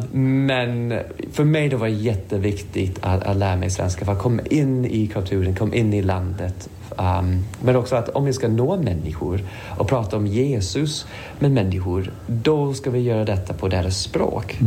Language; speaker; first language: Swedish; non-native, fluent; English